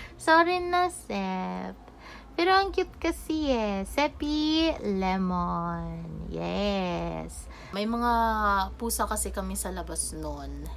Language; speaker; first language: Filipino; non-native, local second language; Cebuano